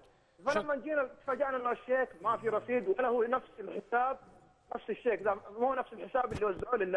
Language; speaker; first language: Arabic; native; Arabic